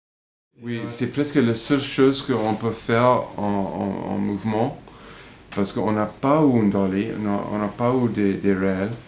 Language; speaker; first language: French; non-native, fluent; English